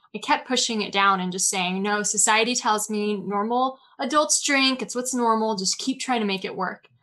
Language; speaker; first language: English; native; English